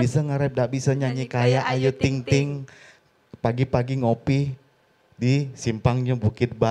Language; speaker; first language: Indonesian; native; Indonesian